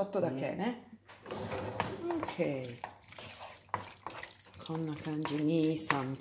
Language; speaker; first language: Japanese; non-native, learner; Italian